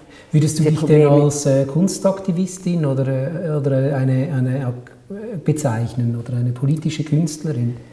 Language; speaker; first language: German; native; German